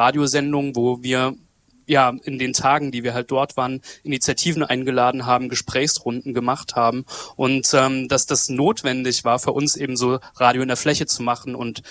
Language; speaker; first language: German; native; German